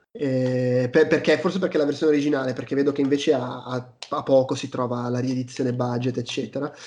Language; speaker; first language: Italian; native; Italian